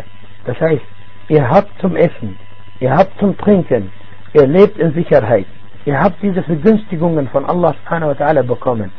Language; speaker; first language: German; non-native, fluent; Arabic